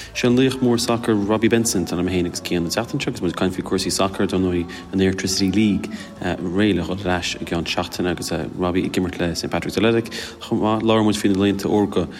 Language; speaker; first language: Irish; non-native, local second language; English